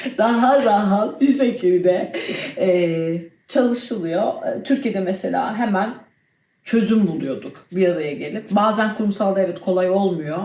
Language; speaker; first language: Turkish; early bilingual, heritage; Turkish